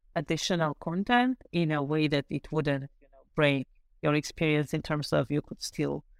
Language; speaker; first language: English; non-native, fluent; Armenian